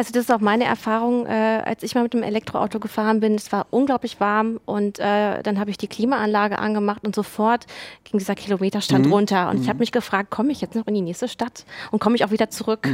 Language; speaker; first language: German; native; German